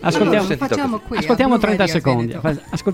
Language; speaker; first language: Italian; native; Italian